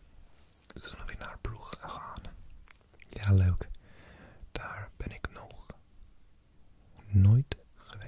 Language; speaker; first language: Dutch; non-native, learner; English